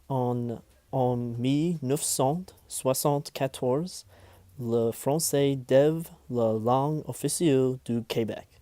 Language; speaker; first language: French; non-native, learner; English